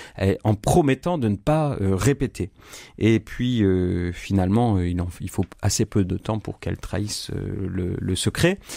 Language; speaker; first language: French; native; French